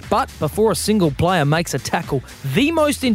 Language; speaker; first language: English; native; English